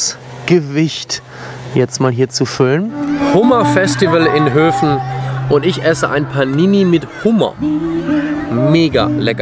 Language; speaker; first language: German; native; German